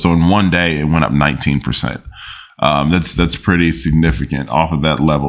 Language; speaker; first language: English; native; English